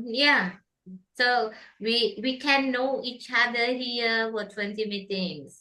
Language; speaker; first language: English; non-native, fluent; Indonesian